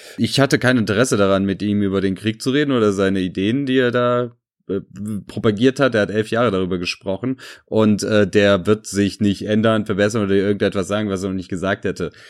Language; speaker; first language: German; early bilingual, other home language; Serbian